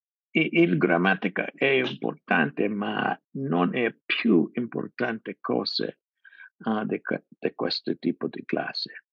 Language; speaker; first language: Italian; non-native, learner; English